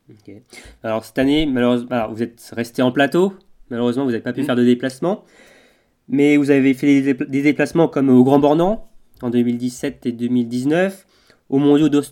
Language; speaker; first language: French; native; French